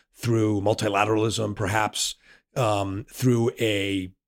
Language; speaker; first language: English; native; English